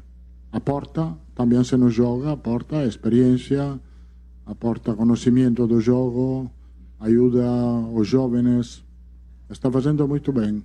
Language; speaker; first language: Portuguese; non-native, learner; Italian